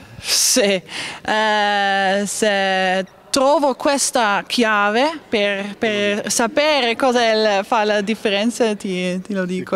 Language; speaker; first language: Italian; non-native, learner; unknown